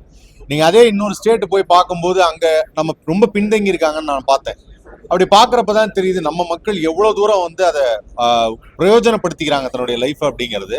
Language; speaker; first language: Tamil; native; Tamil